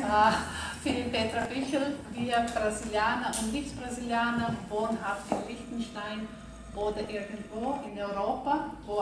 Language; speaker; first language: German; non-native, fluent; Portuguese